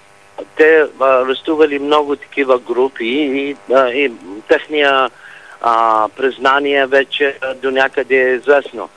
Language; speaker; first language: Bulgarian; non-native, fluent; Arabic